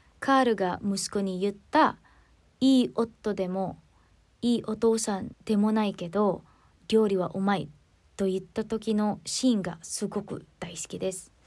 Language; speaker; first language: Japanese; non-native, fluent; Filipino